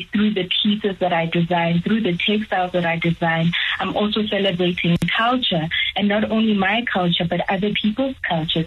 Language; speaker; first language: English; non-native, local second language; Tswana